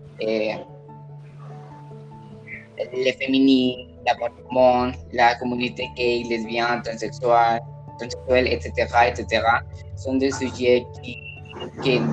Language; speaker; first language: French; non-native, learner; Spanish